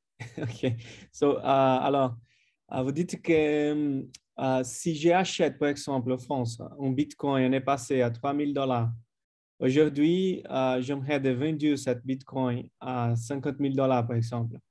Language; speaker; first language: French; non-native, fluent; Portuguese